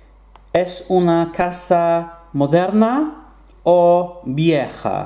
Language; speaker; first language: Spanish; non-native, fluent; English